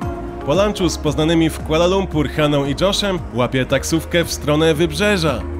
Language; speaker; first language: Polish; native; Polish